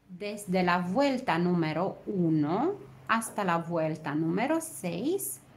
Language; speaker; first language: Spanish; non-native, fluent; Romanian